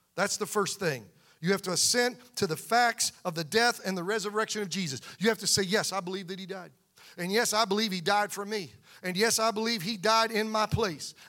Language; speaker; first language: English; native; English